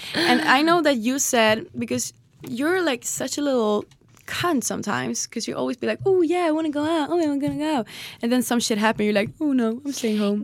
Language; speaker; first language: English; non-native, fluent; Swedish